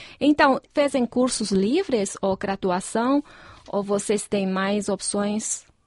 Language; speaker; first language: Portuguese; non-native, fluent; Chinese